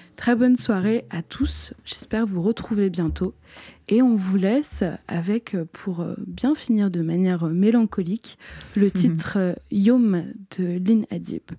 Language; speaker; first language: French; native; French